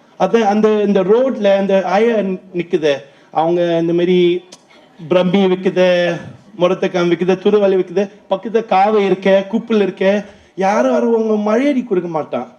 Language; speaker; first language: Tamil; non-native, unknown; English